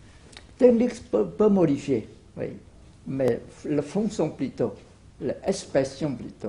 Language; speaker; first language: French; non-native, fluent; Vietnamese